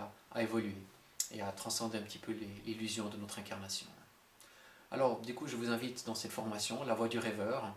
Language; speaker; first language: French; native; French